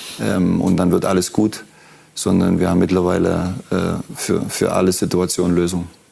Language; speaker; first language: German; native; German